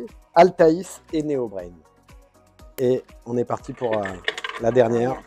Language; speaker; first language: French; native; French